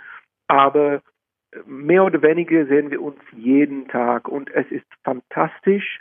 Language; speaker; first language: German; non-native, fluent; Czech